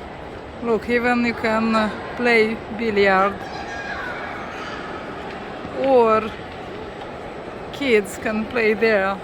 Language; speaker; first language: English; non-native, learner; Romanian